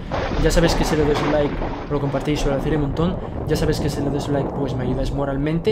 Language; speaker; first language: Spanish; native; Spanish